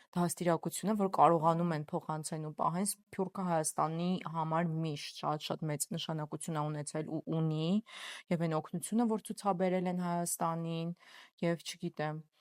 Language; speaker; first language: Armenian; native; Armenian